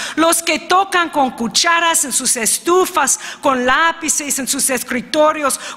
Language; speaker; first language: Spanish; early bilingual, heritage; Spanish